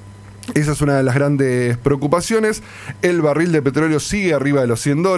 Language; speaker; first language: Spanish; native; Spanish